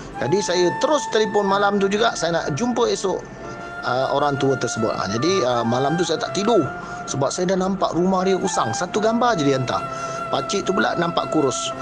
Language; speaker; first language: Malay; non-native, local second language; Tamil